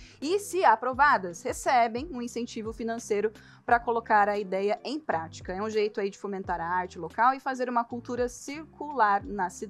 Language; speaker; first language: Portuguese; native; Portuguese